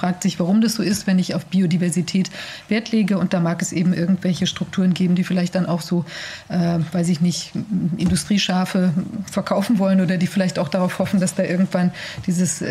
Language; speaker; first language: German; native; German